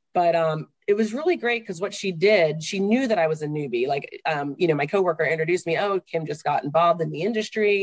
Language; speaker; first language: English; native; English